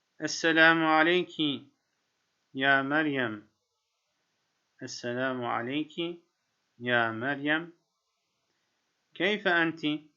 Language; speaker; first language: Arabic; non-native, fluent; Turkish